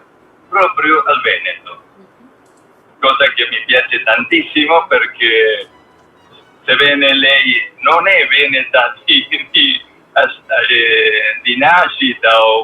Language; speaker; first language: Italian; non-native, learner; Spanish